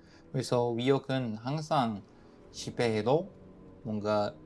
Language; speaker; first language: Korean; non-native, fluent; English